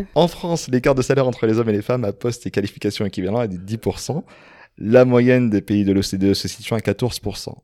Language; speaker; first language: French; non-native, fluent; Swedish